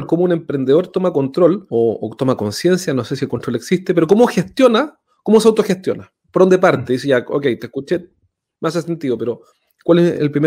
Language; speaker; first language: Spanish; native; Spanish